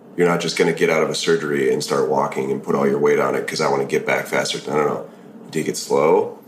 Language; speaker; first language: English; native; English